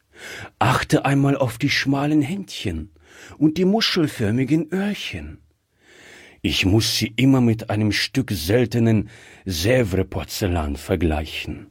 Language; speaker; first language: German; native; German